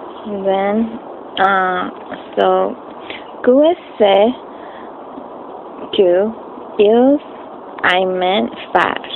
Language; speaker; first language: French; non-native, learner; English